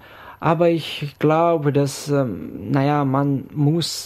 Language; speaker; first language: German; non-native, fluent; Ukrainian